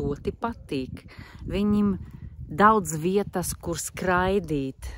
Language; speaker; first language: Latvian; non-native, local second language; Russian